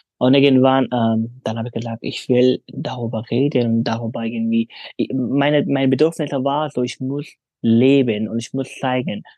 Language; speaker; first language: German; non-native, fluent; Pashto